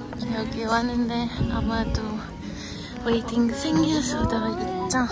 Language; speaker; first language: Korean; non-native, learner; Polish